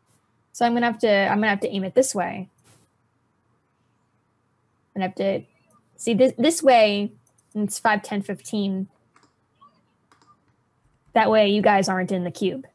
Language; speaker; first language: English; native; English